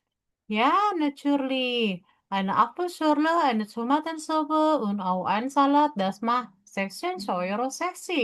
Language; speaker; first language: German; non-native, fluent; Indonesian